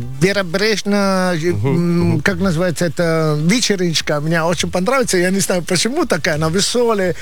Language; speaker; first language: Russian; non-native, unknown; Italian